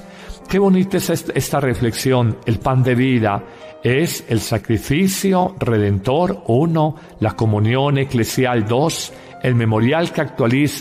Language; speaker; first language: Spanish; native; Spanish